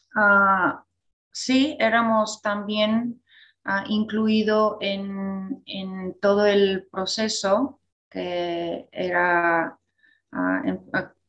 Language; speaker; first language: Spanish; non-native, fluent; Bulgarian